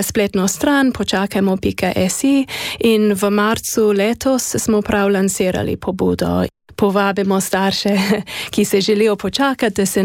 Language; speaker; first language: Slovenian; non-native, fluent; English